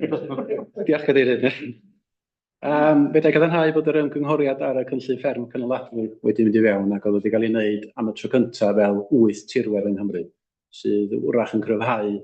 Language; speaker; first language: Welsh; native; Welsh